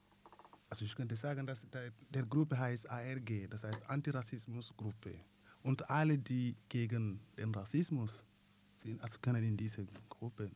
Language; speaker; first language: German; non-native, learner; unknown